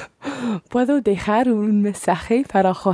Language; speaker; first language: Spanish; non-native, learner; English